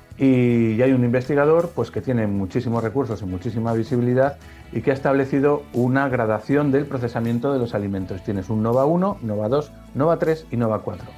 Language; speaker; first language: Spanish; native; Spanish